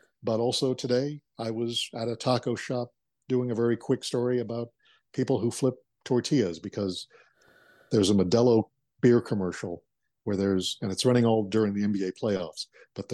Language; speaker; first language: English; native; English